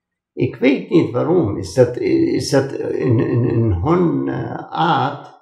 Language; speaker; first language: Dutch; non-native, fluent; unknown